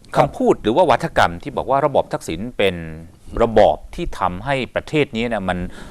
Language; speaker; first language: Thai; native; Thai